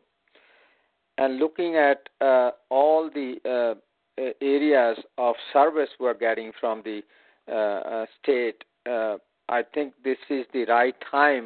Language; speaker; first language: English; non-native, local second language; Punjabi